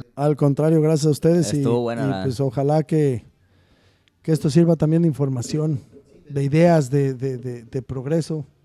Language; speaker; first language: Spanish; native; Spanish